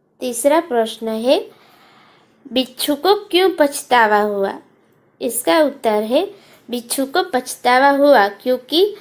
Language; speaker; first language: Hindi; non-native, local second language; Gujarati